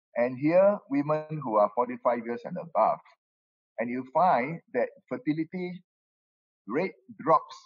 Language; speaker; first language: English; non-native, local second language; Min Nan Chinese